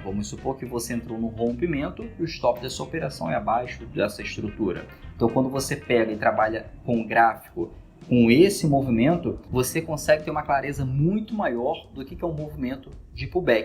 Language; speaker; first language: Portuguese; native; Portuguese